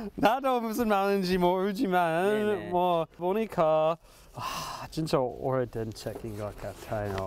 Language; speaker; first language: Korean; non-native, fluent; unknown